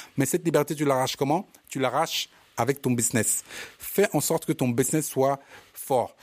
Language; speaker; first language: French; early bilingual, other home language; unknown